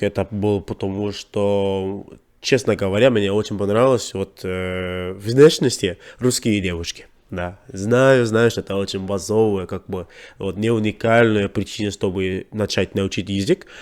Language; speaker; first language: Russian; non-native, learner; English